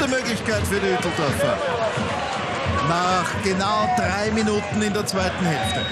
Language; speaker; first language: German; native; German